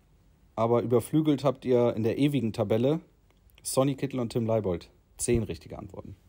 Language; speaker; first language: German; native; German